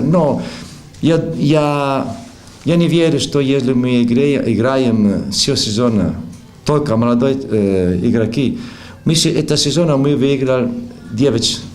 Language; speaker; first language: Russian; non-native, learner; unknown